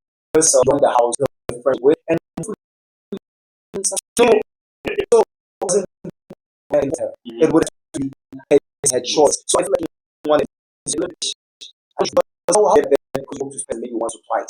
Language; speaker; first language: English; non-native, local second language; Tswana